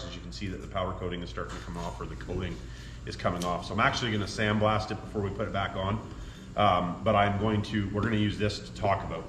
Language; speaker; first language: English; native; English